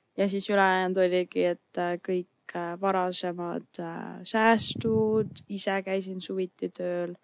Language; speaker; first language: Estonian; non-native, fluent; German